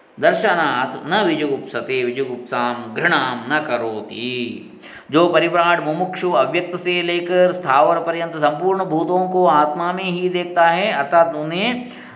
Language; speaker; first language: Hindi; non-native, local second language; Kannada